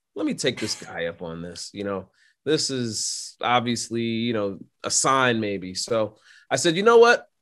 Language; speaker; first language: English; native; English